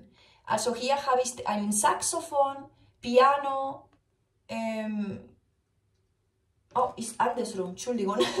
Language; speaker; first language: German; non-native, fluent; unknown